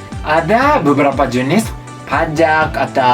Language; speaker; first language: Indonesian; non-native, fluent; Japanese